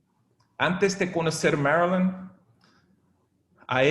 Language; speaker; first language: Spanish; non-native, fluent; English